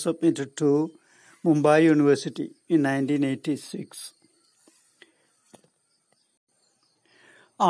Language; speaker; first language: English; non-native, local second language; Malayalam